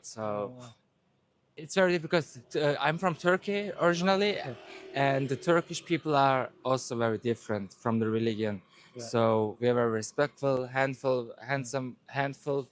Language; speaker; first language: English; non-native, learner; Turkish